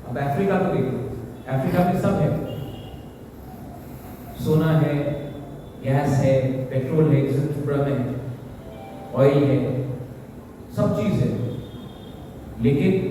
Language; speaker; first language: Hindi; non-native, local second language; Kok Borok